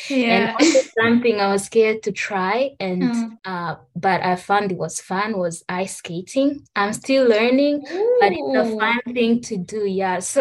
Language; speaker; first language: English; non-native, local second language; Kinyarwanda